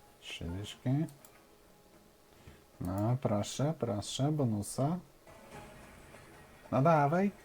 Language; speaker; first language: Polish; non-native, fluent; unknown